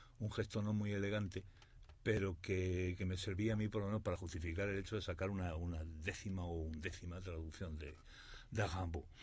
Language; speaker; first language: Spanish; native; Spanish